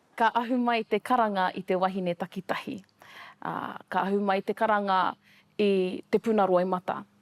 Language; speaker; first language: Māori; native; Māori